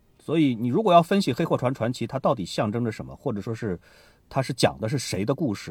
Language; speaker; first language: Chinese; native; Chinese